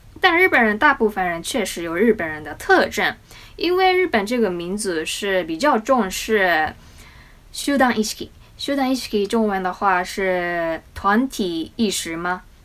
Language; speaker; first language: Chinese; non-native, fluent; Japanese